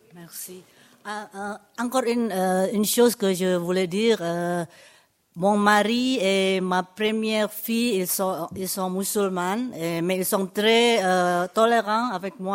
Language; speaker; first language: French; non-native, fluent; Indonesian